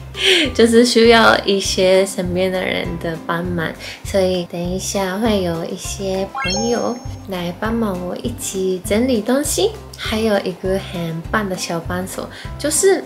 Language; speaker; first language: Chinese; non-native, fluent; Japanese